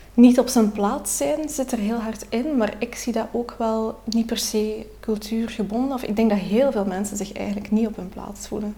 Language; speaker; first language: Dutch; native; Dutch